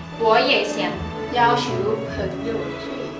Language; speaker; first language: Chinese; non-native, learner; Thai